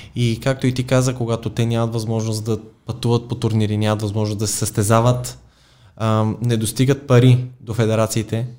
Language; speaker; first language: Bulgarian; native; Bulgarian